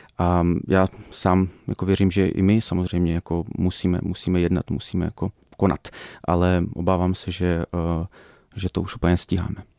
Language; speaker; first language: Czech; early bilingual, other home language; Russian